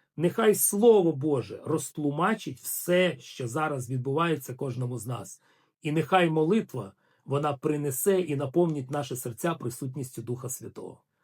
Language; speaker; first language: Ukrainian; non-native, local second language; Russian